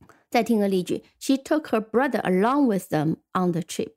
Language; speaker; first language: English; non-native, fluent; Chinese